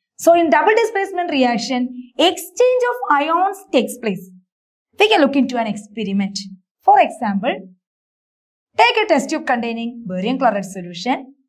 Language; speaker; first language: English; non-native, local second language; Malayalam